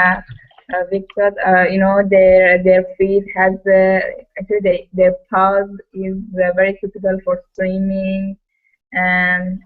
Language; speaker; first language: English; non-native, learner; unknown